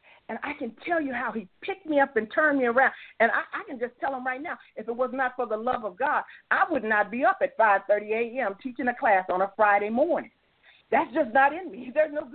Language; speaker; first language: English; native; English